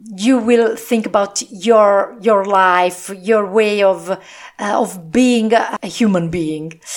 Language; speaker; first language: English; non-native, fluent; Italian